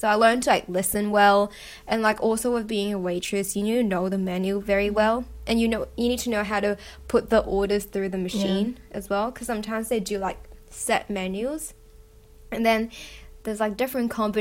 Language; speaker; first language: English; non-native, local second language; Cantonese